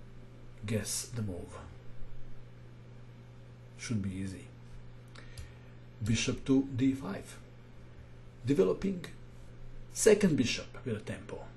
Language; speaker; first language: English; non-native, fluent; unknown